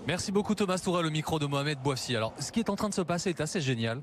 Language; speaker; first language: French; native; French